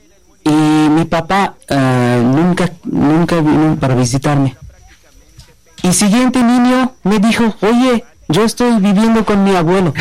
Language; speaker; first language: Spanish; non-native, learner; Bangla